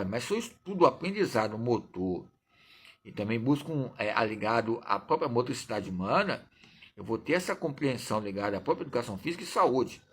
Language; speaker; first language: Portuguese; native; Portuguese